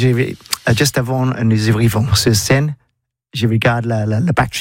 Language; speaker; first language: French; non-native, learner; English